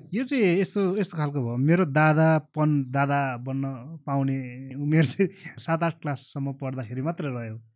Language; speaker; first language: Nepali; non-native, local second language; Eastern Tamang